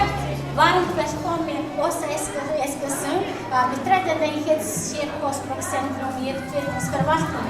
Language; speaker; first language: Swedish; non-native, fluent; Mongolian